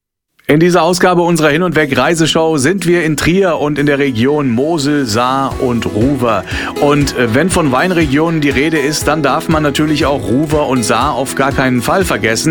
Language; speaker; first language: German; native; German